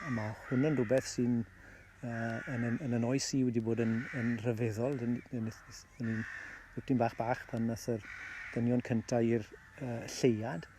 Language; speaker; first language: Welsh; native; Welsh